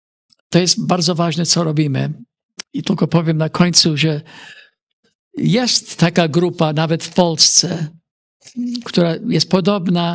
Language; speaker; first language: Polish; early bilingual, heritage; Polish